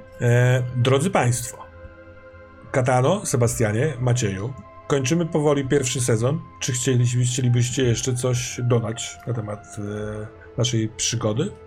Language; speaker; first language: Polish; native; Polish